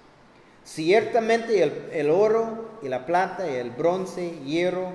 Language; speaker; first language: Spanish; non-native, fluent; English